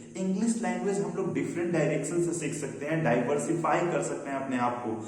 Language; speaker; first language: Hindi; non-native, local second language; Bhojpuri